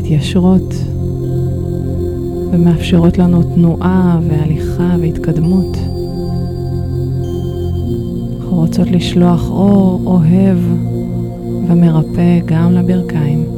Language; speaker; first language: Hebrew; native; Hebrew